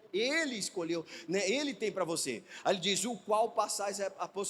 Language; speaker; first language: Portuguese; native; Portuguese